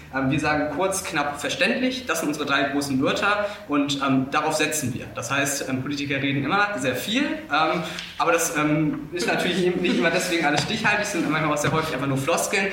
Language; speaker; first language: German; native; German